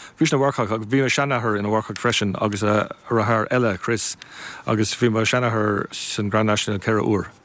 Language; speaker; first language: Irish; non-native, local second language; English